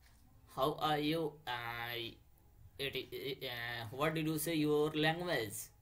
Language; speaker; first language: English; non-native, learner; Hindi